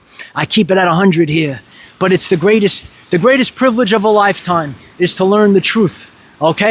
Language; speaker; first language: English; native; English